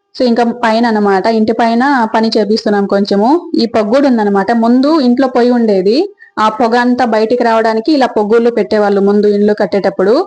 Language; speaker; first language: Telugu; native; Telugu